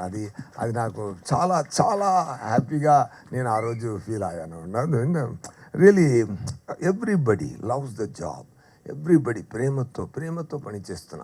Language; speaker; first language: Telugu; non-native, local second language; Tamil